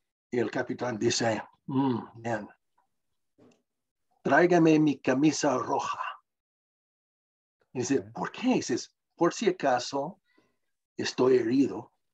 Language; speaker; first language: Spanish; non-native, fluent; English